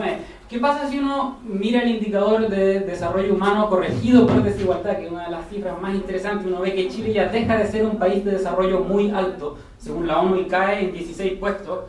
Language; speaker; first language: Spanish; native; Spanish